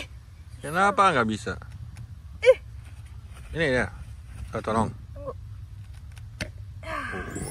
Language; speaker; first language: Indonesian; non-native, learner; French